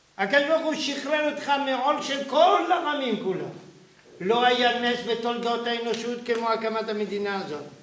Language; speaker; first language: Hebrew; non-native, fluent; French